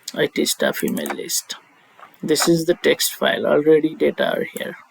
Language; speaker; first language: English; non-native, local second language; Nepali